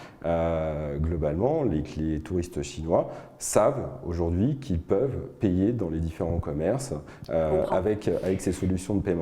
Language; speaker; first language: French; native; French